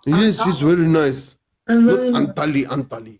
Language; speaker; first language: English; non-native, learner; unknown